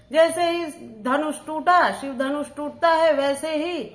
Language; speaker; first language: Hindi; native; Hindi